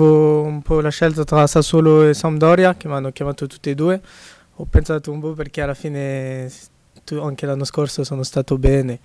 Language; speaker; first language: Italian; non-native, fluent; French